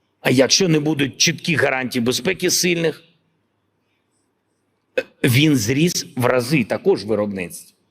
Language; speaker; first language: Ukrainian; non-native, local second language; Russian